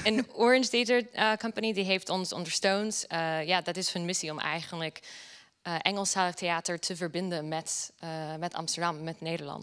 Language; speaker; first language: Dutch; non-native, fluent; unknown